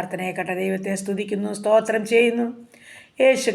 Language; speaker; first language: Malayalam; native; Malayalam